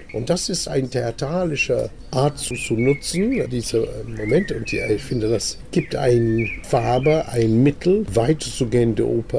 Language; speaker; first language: German; non-native, fluent; English